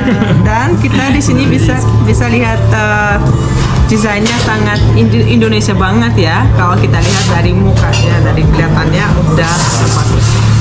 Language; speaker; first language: Indonesian; non-native, fluent; Russian